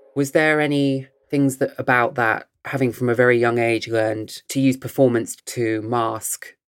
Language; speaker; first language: English; native; English